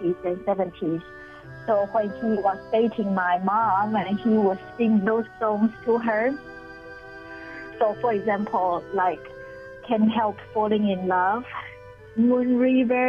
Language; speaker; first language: English; non-native, fluent; Chinese